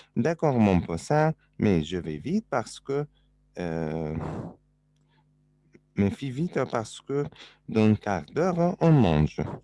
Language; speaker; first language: French; non-native, fluent; Arabic